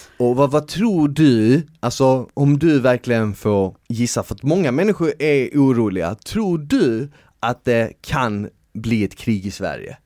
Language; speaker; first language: Swedish; early bilingual, other home language; Bosnian